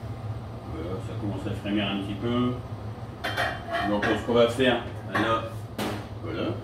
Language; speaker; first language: French; native; French